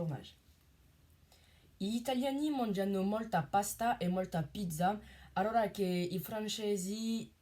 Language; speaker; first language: Italian; non-native, learner; French